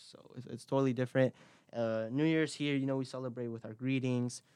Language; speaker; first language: English; early bilingual, other home language; Spanish